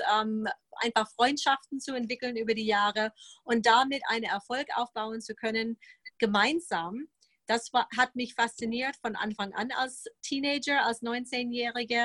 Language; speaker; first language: German; non-native, fluent; English